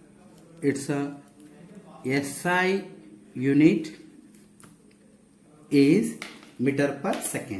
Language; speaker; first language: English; non-native, local second language; Kannada